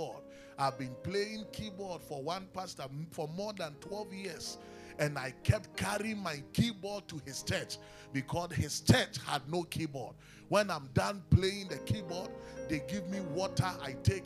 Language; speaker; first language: English; non-native, local second language; Akan